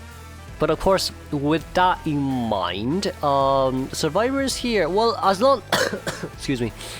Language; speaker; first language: English; non-native, fluent; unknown